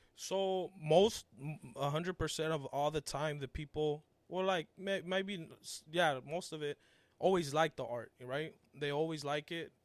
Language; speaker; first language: English; early bilingual, other home language; Spanish